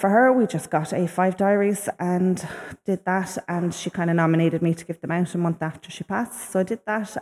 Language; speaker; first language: English; native; English